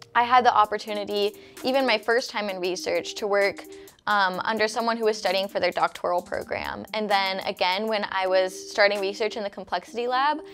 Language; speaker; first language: English; native; English